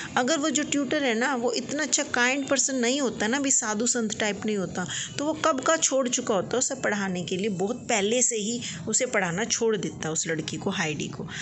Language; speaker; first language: Hindi; native; Hindi